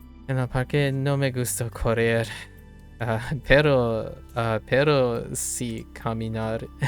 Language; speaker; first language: Spanish; non-native, learner; English